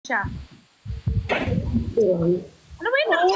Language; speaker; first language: Filipino; non-native, learner; Chinese